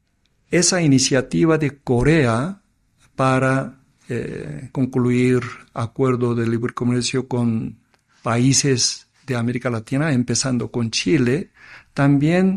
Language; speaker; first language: Spanish; non-native, fluent; Korean